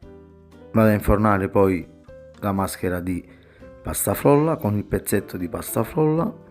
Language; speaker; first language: Italian; native; Italian